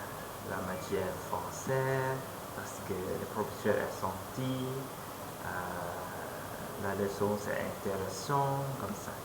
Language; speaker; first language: French; non-native, fluent; Lao